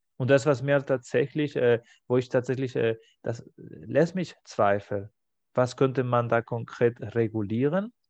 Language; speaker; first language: German; non-native, fluent; Spanish